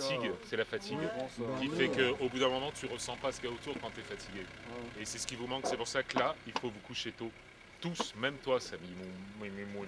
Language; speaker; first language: French; native; French